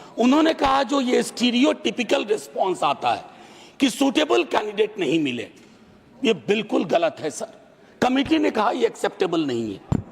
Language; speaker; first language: Hindi; native; Hindi